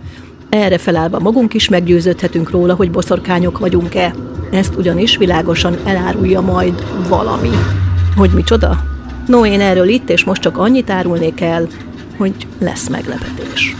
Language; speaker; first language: Hungarian; native; Hungarian